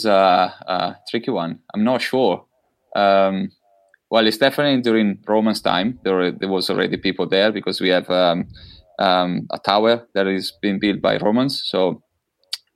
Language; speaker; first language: English; non-native, fluent; Italian